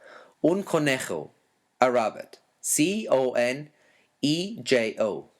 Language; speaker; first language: Spanish; non-native, fluent; English